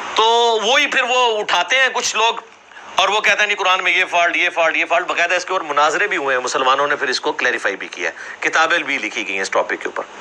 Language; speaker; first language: Urdu; non-native, local second language; Punjabi